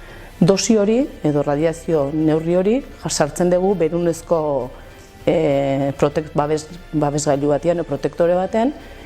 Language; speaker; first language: Basque; native; Basque